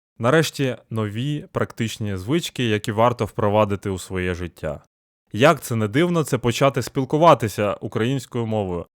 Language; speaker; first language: Ukrainian; non-native, local second language; Russian